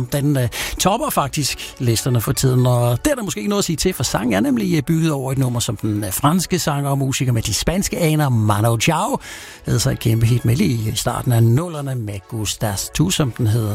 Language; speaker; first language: Danish; native; Danish